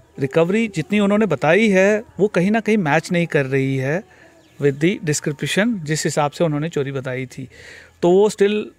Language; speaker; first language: Hindi; native; Hindi